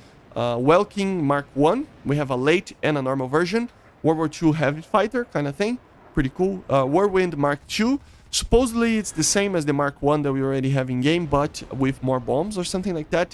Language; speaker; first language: English; non-native, fluent; Portuguese